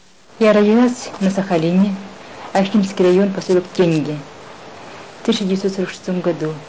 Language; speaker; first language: Russian; non-native, local second language; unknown